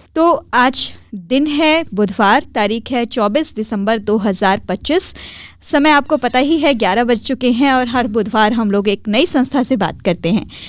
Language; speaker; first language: Hindi; native; Hindi